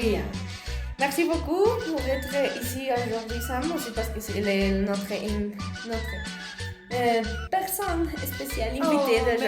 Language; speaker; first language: French; non-native, learner; Spanish